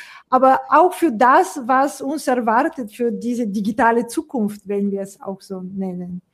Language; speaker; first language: German; non-native, fluent; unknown